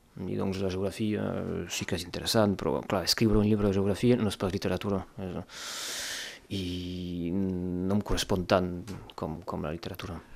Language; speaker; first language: Catalan; non-native, local second language; French